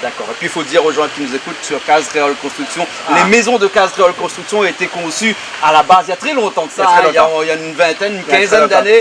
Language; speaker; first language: French; native; French